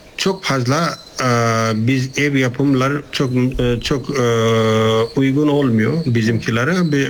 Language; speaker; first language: Turkish; non-native, fluent; Nepali